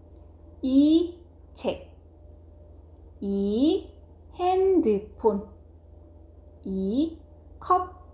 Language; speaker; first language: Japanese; non-native, fluent; Korean